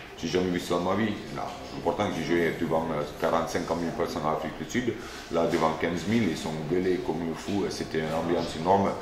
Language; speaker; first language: French; non-native, fluent; Afrikaans